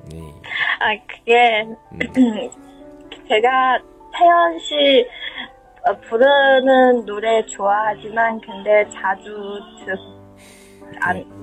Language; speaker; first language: Korean; non-native, learner; Chinese